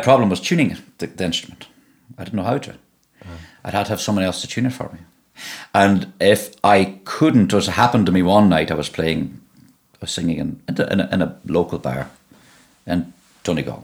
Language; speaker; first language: English; native; English